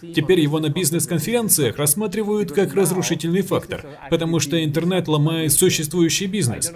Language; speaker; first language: Russian; non-native, fluent; Swedish